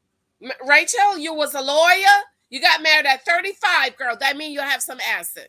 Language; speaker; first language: English; native; English